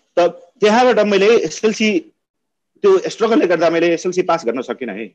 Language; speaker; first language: Nepali; non-native, local second language; Maithili